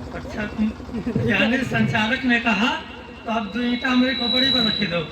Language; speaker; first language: Hindi; native; Hindi